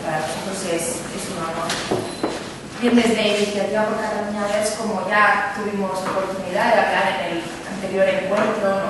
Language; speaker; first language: Spanish; native; Spanish